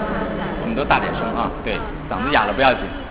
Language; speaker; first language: Chinese; native; Chinese